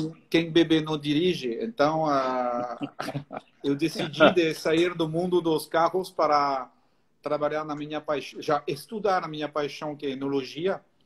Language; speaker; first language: Portuguese; non-native, fluent; French